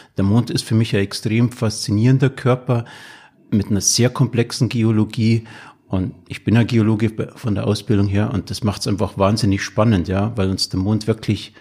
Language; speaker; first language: German; native; German